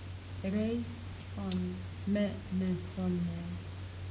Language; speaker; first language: Dutch; non-native, learner; Arabic